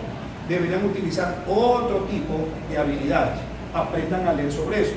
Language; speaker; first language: Spanish; native; Spanish